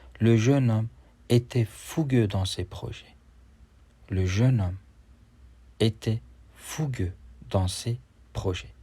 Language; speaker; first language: French; non-native, fluent; Turkish